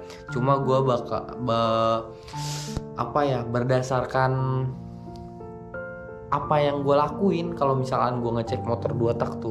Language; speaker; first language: Indonesian; native; Indonesian